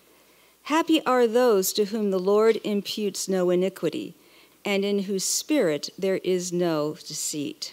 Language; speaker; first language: English; native; English